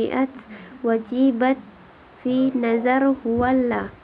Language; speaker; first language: Arabic; non-native, learner; Indonesian